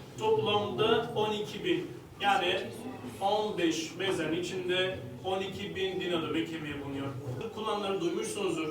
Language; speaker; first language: Turkish; non-native, local second language; Turoyo